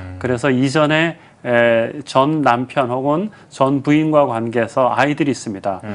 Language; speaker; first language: Korean; native; Korean